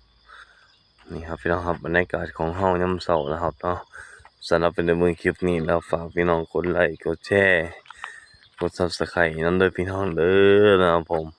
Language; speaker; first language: Thai; non-native, local second language; Northeastern Thai